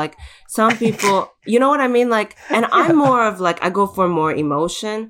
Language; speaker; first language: English; early bilingual, other home language; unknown